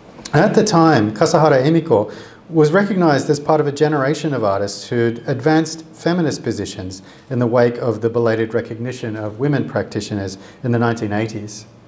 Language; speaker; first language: English; native; English